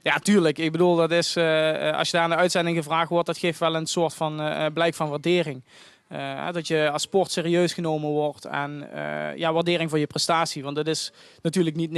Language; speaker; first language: Dutch; native; Dutch